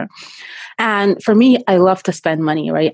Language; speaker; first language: English; non-native, local second language; Yoruba